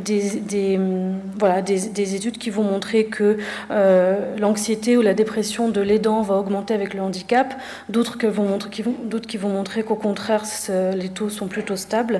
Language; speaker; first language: French; native; French